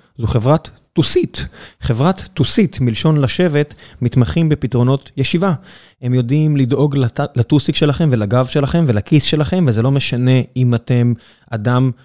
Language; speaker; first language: Hebrew; native; Hebrew